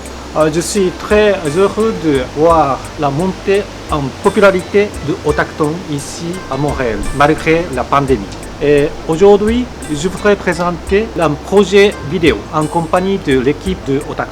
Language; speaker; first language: French; non-native, fluent; Japanese